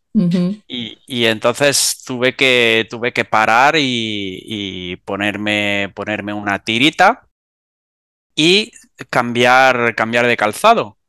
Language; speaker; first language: Spanish; native; Spanish